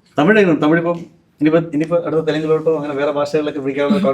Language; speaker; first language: Malayalam; native; Malayalam